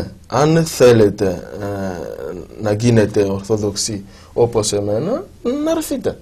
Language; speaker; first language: Greek; non-native, fluent; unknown